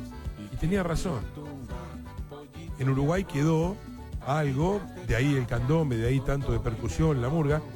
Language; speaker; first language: Spanish; native; Spanish